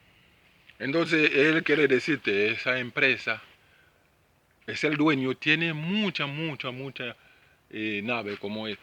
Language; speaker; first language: Spanish; non-native, learner; Haitian Creole